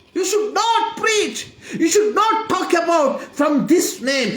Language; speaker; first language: English; non-native, local second language; Kannada